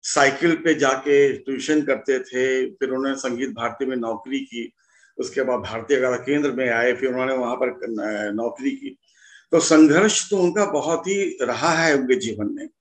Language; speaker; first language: Hindi; native; Hindi